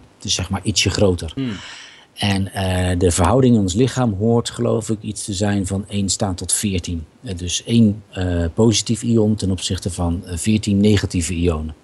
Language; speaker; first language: Dutch; native; Dutch